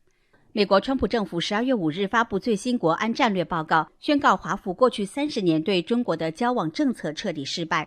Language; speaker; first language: Chinese; native; Chinese